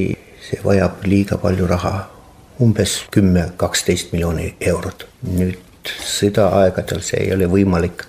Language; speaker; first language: Estonian; non-native, local second language; Russian